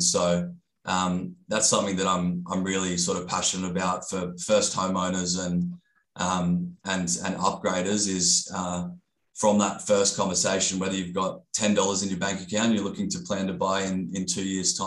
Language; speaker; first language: English; native; English